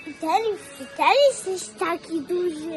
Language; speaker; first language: Polish; early bilingual, heritage; Polish